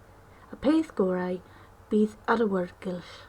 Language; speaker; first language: Welsh; non-native, local second language; English